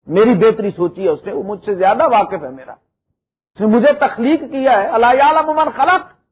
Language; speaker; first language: Urdu; non-native, local second language; Punjabi